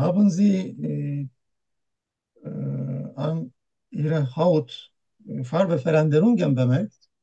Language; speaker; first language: German; non-native, learner; Turkish